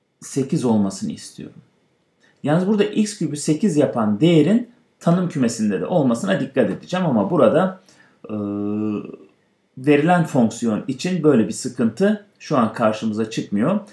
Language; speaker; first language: Turkish; native; Turkish